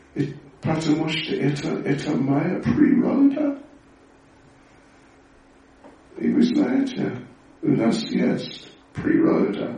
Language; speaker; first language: Russian; non-native, learner; English